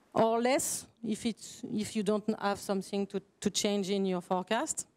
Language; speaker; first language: English; non-native, fluent; French